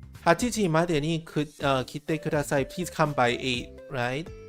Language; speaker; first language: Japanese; non-native, learner; English